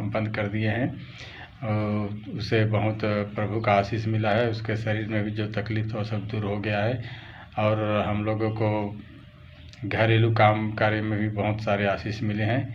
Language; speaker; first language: Hindi; native; Hindi